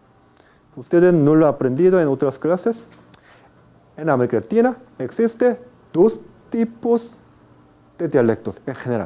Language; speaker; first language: Spanish; non-native, fluent; Korean